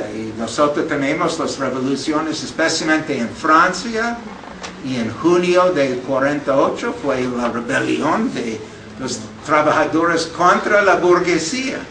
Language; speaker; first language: Spanish; non-native, fluent; English